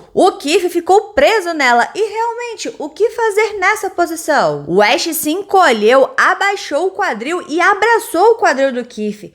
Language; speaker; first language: Portuguese; native; Portuguese